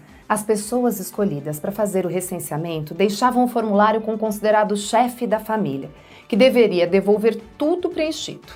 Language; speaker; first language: Portuguese; native; Portuguese